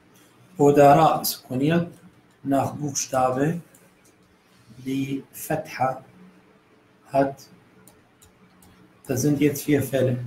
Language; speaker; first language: German; non-native, fluent; Arabic